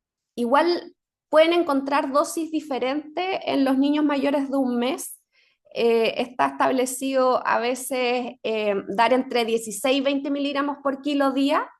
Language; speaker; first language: Spanish; native; Spanish